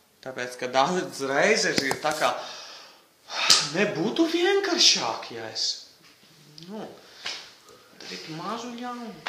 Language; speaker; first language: Latvian; non-native, fluent; Italian